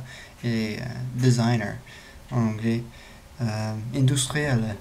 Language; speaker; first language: French; non-native, learner; English